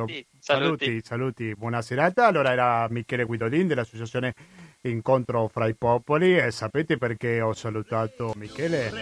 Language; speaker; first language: Italian; non-native, fluent; Spanish